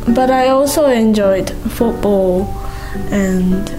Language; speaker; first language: English; non-native, fluent; Japanese